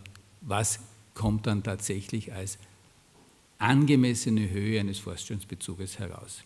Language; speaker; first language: German; native; German